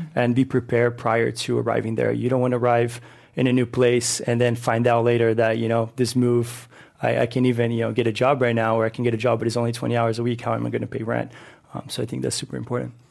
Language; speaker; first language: English; non-native, fluent; Portuguese